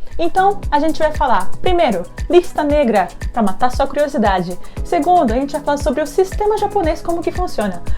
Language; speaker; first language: Portuguese; early bilingual, heritage; Japanese